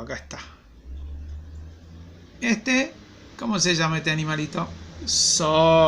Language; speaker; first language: Spanish; native; Spanish